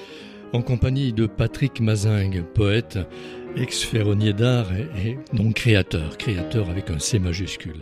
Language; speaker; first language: French; native; French